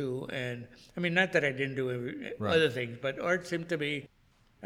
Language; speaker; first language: English; native; English